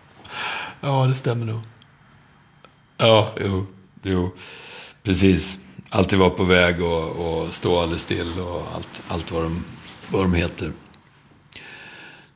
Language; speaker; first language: Swedish; native; Swedish